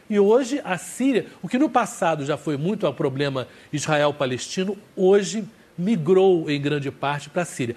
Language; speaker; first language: Portuguese; native; Portuguese